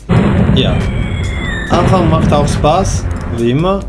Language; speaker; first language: German; non-native, fluent; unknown